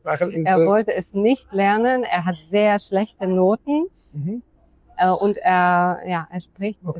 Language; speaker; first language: German; non-native, fluent; Polish